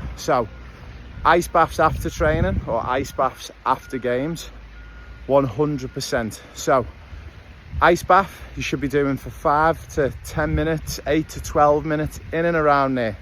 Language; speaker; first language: English; native; English